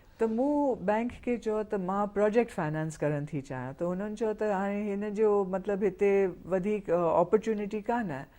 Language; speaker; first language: Sindhi; early bilingual, heritage; Sindhi